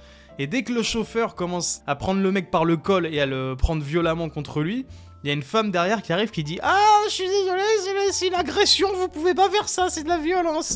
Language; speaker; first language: French; native; French